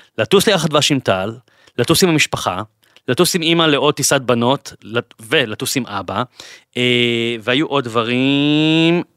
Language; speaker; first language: Hebrew; native; Hebrew